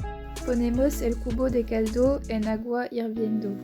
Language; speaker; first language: Spanish; non-native, learner; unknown